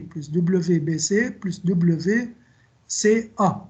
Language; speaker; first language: French; non-native, local second language; Arabic